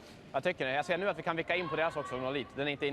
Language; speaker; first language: Swedish; native; Swedish